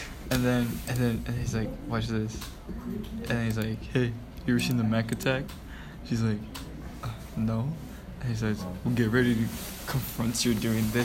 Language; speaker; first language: English; native; English